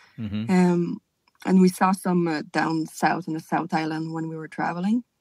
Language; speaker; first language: English; non-native, fluent; French